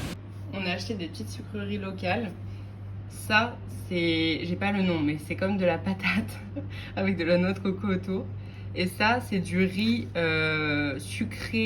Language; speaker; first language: French; native; French